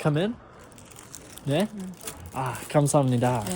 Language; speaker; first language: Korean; non-native, learner; English